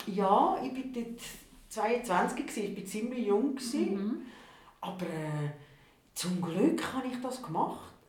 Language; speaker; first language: German; non-native, local second language; Italian